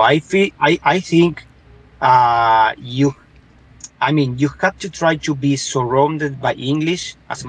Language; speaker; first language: English; non-native, fluent; Spanish